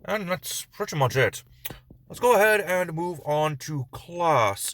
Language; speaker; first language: English; native; English